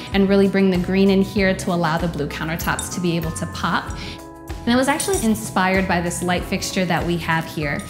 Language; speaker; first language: English; native; English